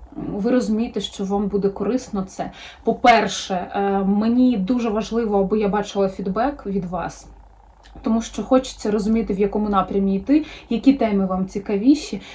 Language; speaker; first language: Ukrainian; non-native, local second language; Russian